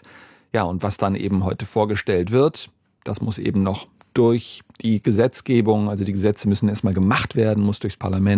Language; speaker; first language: German; native; German